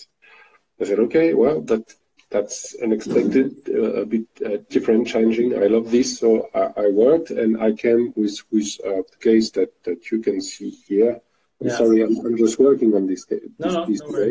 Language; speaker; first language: English; non-native, fluent; French